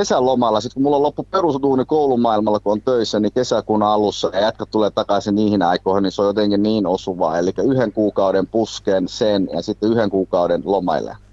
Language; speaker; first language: Finnish; early bilingual, other home language; Somali